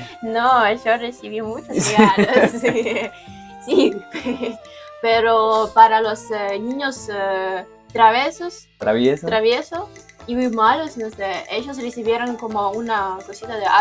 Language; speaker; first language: Spanish; non-native, learner; Ukrainian